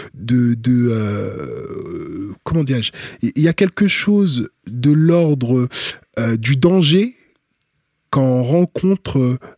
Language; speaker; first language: French; early bilingual, other home language; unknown